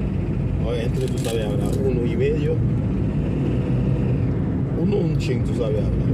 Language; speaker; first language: Spanish; non-native, fluent; Haitian Creole